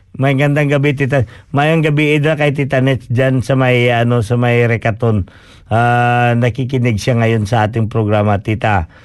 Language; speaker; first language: Filipino; native; Filipino